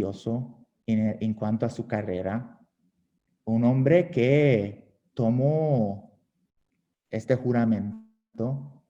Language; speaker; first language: Spanish; non-native, fluent; Hungarian